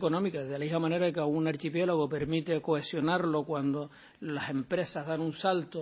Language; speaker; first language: Spanish; native; Spanish